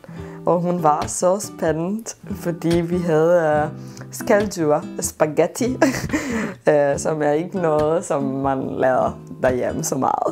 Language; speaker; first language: Danish; non-native, fluent; Italian